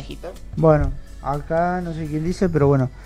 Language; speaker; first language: Spanish; native; Spanish